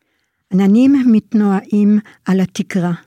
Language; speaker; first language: Hebrew; non-native, fluent; French